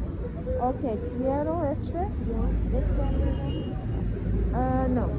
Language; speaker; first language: Spanish; non-native, learner; English